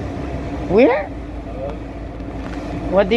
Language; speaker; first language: English; non-native, learner; Cebuano